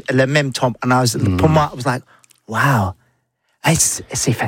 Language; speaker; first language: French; non-native, learner; English